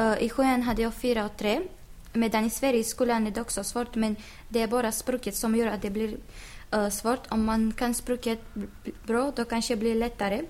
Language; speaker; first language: Swedish; non-native, learner; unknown